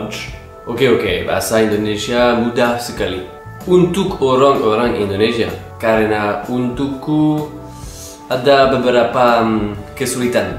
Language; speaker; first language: Indonesian; non-native, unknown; French